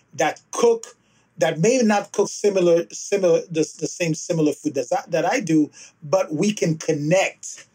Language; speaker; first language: English; early bilingual, other home language; Haitian Creole